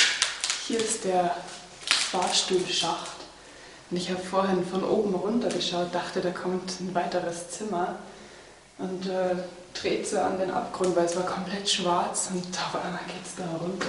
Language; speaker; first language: German; native; German